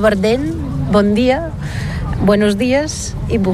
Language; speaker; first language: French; non-native, learner; Bulgarian